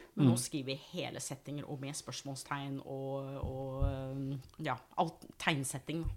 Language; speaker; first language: Norwegian; non-native, fluent; English